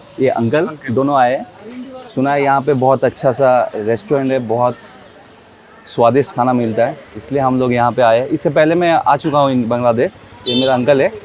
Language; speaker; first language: Hindi; non-native, local second language; Bangla